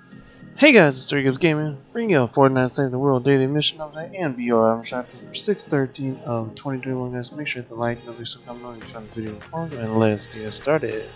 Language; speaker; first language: English; native; English